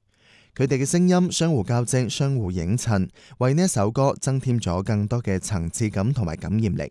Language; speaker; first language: Chinese; non-native, local second language; Cantonese